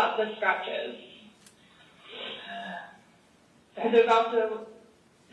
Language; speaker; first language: English; native; English